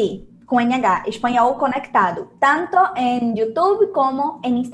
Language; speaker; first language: Spanish; non-native, fluent; Portuguese